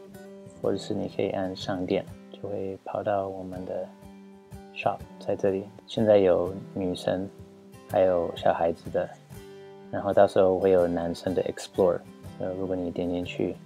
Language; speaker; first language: Chinese; non-native, fluent; English